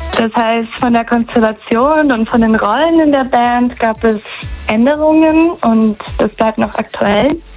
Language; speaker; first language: German; non-native, fluent; Portuguese